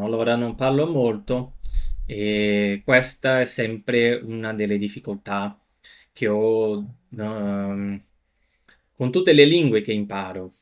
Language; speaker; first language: Italian; non-native, fluent; Portuguese